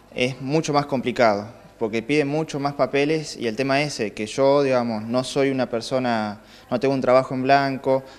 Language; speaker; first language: Spanish; native; Spanish